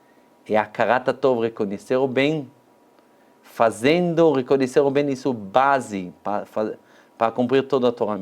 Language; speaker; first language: Portuguese; non-native, fluent; Hebrew